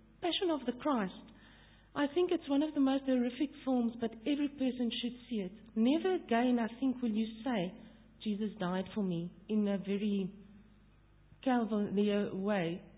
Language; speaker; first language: English; native; English